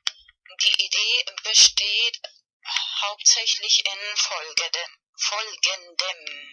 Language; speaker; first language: German; non-native, fluent; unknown